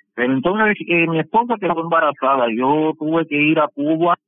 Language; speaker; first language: Spanish; native; Spanish